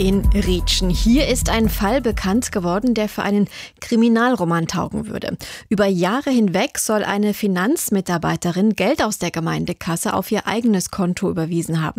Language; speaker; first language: German; native; German